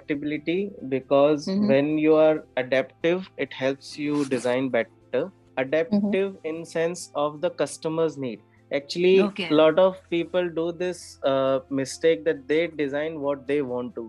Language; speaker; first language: English; non-native, local second language; Hindi